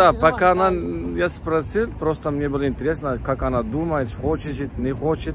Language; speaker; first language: Russian; non-native, learner; Turkish